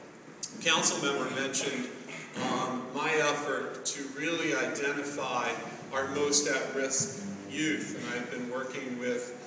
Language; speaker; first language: English; native; English